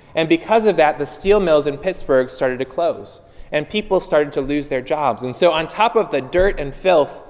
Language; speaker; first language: English; native; English